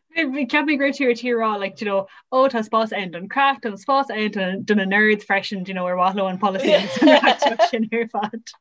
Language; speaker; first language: Irish; non-native, local second language; English